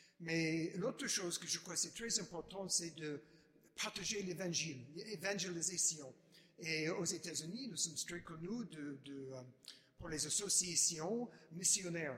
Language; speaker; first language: French; non-native, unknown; English